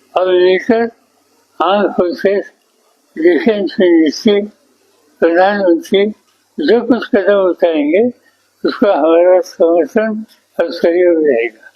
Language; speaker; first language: Hindi; non-native, local second language; Marathi